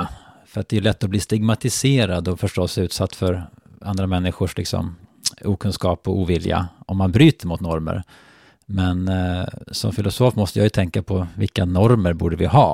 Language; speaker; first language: Swedish; native; Swedish